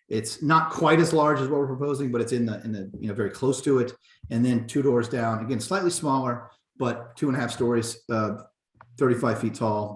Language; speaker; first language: English; native; English